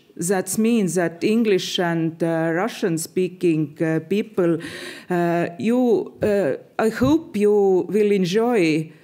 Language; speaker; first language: English; non-native, fluent; Estonian